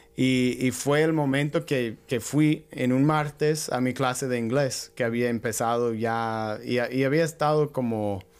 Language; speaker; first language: Spanish; non-native, fluent; English